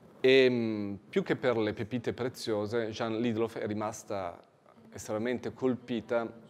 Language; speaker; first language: Italian; native; Italian